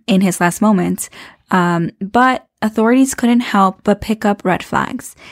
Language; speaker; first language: English; early bilingual, other home language; Spanish